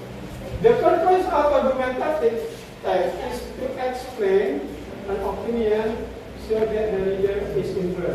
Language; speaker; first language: English; non-native, fluent; Indonesian